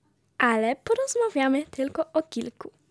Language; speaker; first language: Polish; early bilingual, heritage; Polish